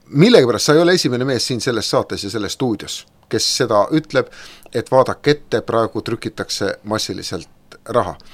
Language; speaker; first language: Estonian; native; Estonian